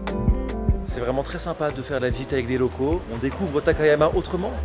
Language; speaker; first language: French; native; French